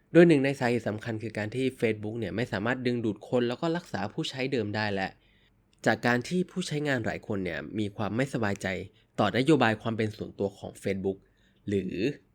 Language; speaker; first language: Thai; native; Thai